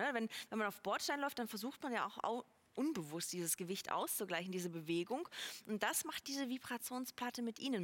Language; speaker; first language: German; native; German